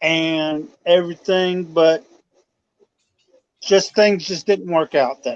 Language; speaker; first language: English; native; English